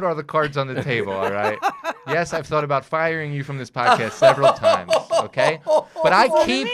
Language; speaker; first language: English; native; English